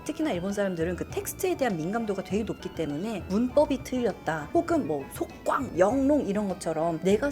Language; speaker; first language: Korean; native; Korean